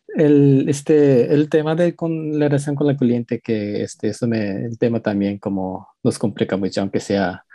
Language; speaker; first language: Spanish; non-native, learner; Japanese